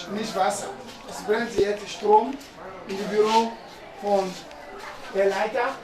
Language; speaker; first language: German; non-native, learner; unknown